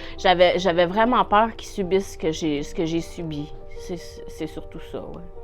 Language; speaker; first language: French; native; French